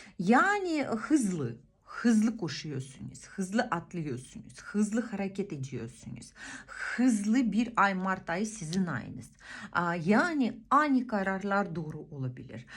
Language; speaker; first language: Turkish; non-native, fluent; Russian